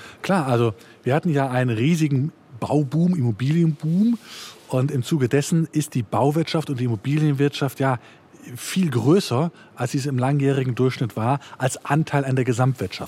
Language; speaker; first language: German; native; German